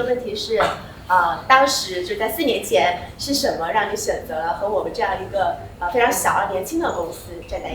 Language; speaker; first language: Chinese; native; Chinese